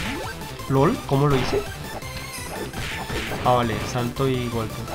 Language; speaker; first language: Spanish; native; Spanish